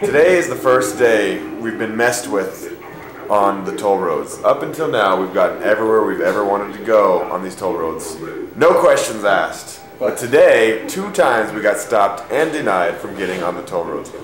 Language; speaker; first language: English; native; English